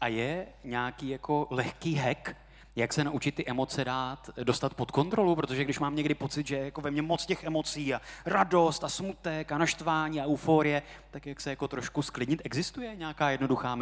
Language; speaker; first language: Czech; native; Czech